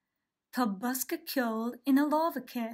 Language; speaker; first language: Irish; non-native, local second language; English